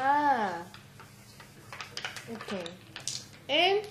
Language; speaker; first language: English; non-native, learner; Korean